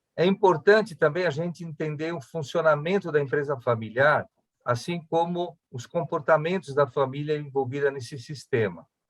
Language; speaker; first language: Portuguese; early bilingual, other home language; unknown